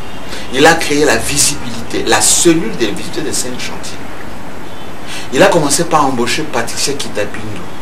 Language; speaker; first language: French; non-native, local second language; Luba-Lulua